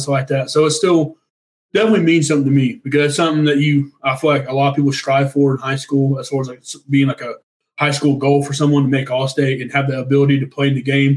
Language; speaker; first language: English; native; English